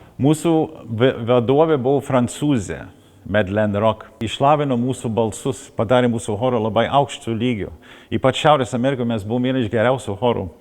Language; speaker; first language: Lithuanian; early bilingual, heritage; Lithuanian